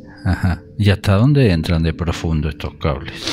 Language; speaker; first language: Spanish; native; Spanish